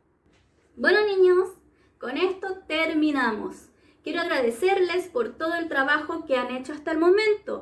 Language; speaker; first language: Spanish; native; Spanish